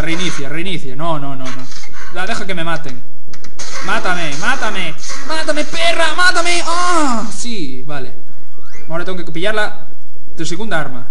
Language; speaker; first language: Spanish; native; Spanish